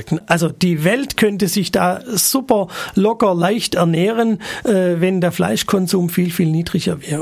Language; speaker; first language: German; native; German